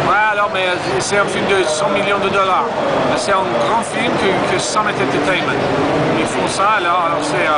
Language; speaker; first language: French; non-native, learner; English